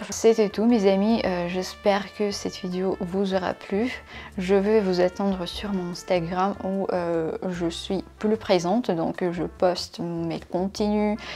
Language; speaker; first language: French; non-native, fluent; Russian